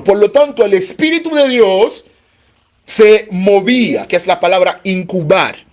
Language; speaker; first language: Spanish; native; Spanish